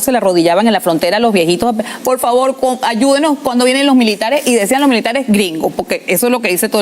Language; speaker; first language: Spanish; native; Spanish